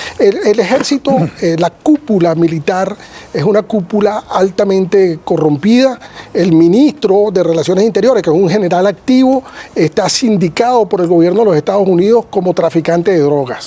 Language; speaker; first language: Spanish; native; Spanish